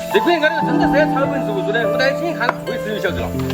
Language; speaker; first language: Chinese; native; Chinese